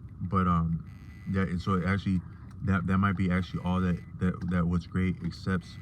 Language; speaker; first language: English; native; English